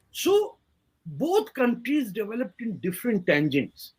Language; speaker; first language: English; non-native, local second language; Urdu